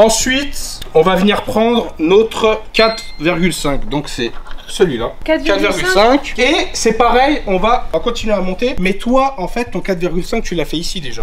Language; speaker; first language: French; native; French